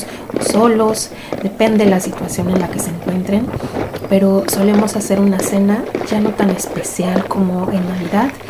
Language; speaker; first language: Spanish; native; Spanish